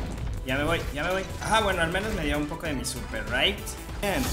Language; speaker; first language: Spanish; native; Spanish